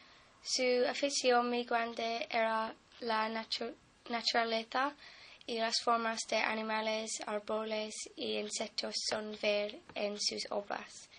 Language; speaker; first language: Spanish; non-native, fluent; English